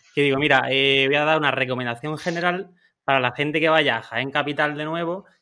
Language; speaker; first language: Spanish; native; Spanish